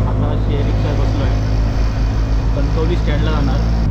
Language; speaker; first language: Marathi; native; Marathi